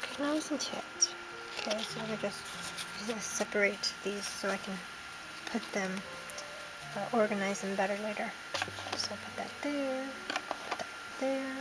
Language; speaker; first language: English; native; English